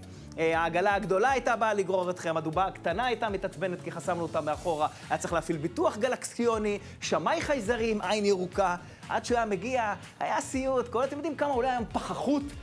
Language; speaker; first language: Hebrew; native; Hebrew